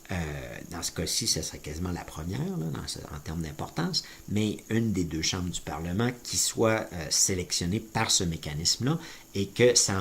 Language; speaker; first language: French; native; French